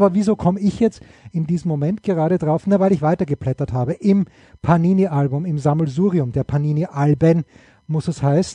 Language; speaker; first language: German; native; German